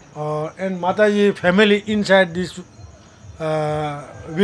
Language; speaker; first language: English; non-native, learner; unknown